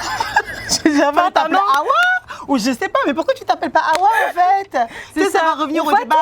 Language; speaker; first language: French; native; French